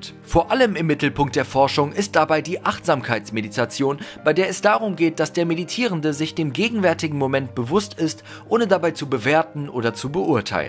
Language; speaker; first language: German; native; German